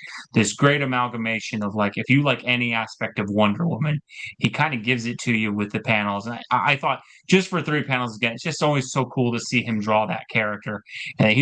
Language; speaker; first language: English; native; English